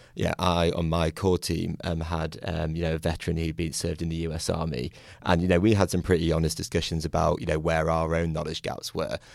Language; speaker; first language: English; native; English